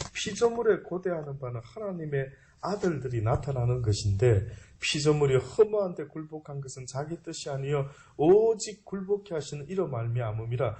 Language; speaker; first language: Korean; native; Korean